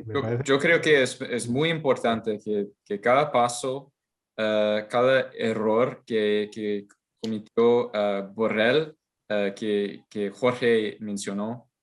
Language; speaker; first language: Spanish; non-native, fluent; English